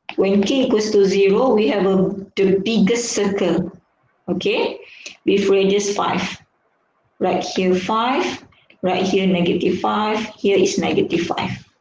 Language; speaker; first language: English; non-native, local second language; Malay